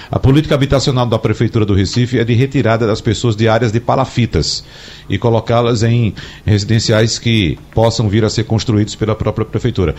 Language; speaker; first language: Portuguese; native; Portuguese